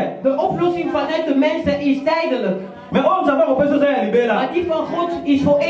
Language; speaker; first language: Dutch; early bilingual, other home language; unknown